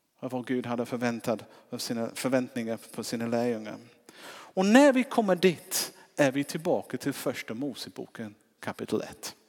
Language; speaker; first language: Swedish; non-native, fluent; English